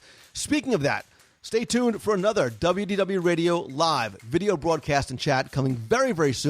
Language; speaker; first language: English; native; English